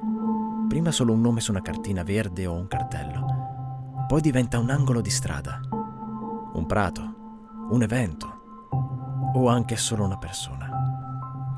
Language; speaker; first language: Italian; native; Italian